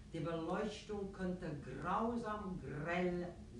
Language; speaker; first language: German; non-native, fluent; Afrikaans